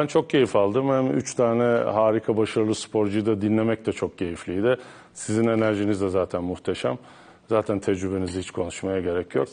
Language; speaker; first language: Turkish; native; Turkish